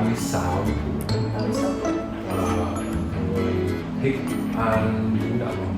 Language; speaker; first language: Vietnamese; non-native, learner; Dutch